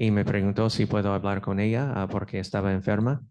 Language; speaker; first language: Spanish; non-native, fluent; English